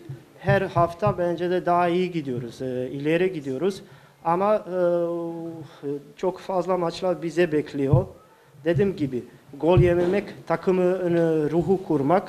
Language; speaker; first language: Turkish; non-native, fluent; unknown